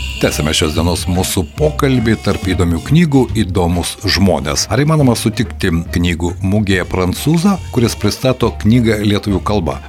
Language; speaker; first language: Lithuanian; native; Lithuanian